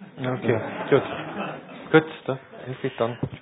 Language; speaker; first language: German; native; German